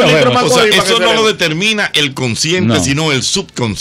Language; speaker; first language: Spanish; native; Spanish